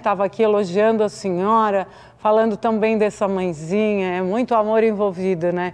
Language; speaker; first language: Portuguese; native; Portuguese